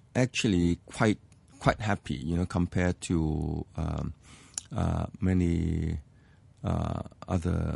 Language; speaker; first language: English; non-native, local second language; Cantonese